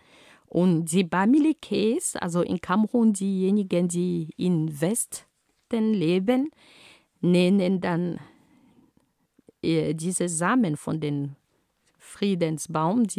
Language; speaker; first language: German; non-native, fluent; Ghomala